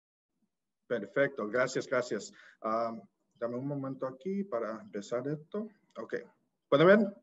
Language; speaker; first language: Spanish; early bilingual, heritage; Spanish